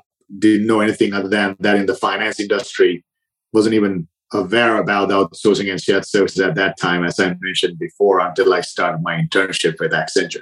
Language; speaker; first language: English; non-native, local second language; Sinhala